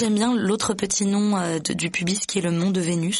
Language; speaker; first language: French; native; French